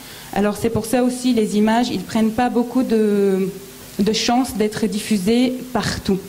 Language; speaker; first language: French; non-native, fluent; Arabic